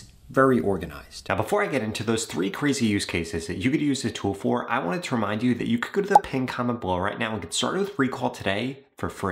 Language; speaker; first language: English; native; English